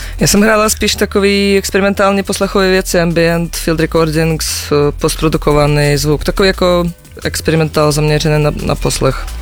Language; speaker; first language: Czech; non-native, fluent; Russian